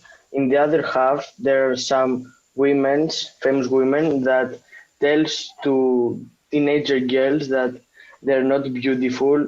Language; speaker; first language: English; non-native, fluent; Greek